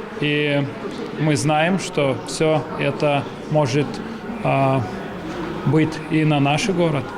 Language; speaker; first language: Russian; non-native, fluent; Lithuanian